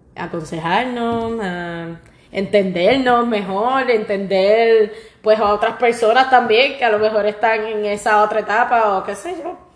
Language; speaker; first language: Spanish; native; Spanish